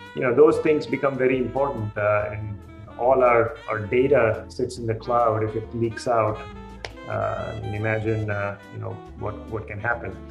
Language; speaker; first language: English; non-native, local second language; Hindi